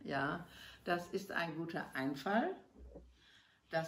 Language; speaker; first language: German; non-native, learner; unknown